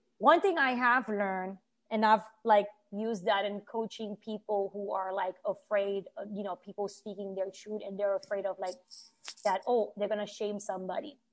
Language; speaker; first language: English; non-native, fluent; Haitian Creole